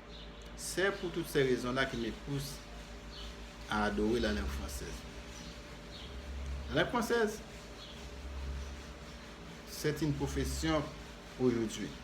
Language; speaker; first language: French; non-native, fluent; Spanish